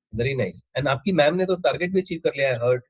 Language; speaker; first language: Hindi; native; Hindi